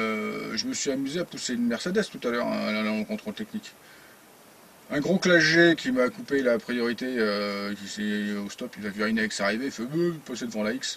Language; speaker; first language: French; native; French